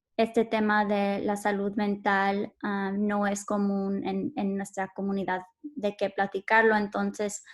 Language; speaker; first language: Spanish; early bilingual, heritage; Spanish